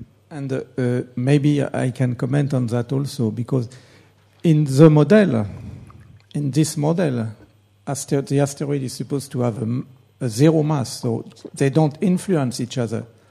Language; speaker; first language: English; non-native, fluent; French